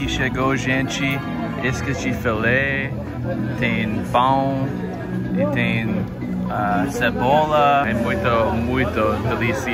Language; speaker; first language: Portuguese; non-native, fluent; English